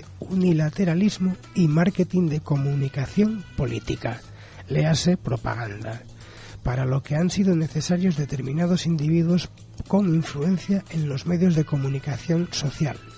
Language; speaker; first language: Spanish; native; Spanish